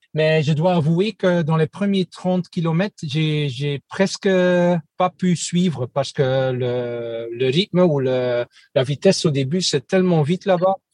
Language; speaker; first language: French; non-native, local second language; Dutch